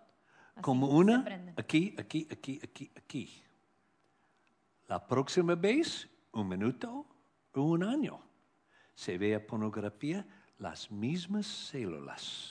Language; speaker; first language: Spanish; non-native, learner; English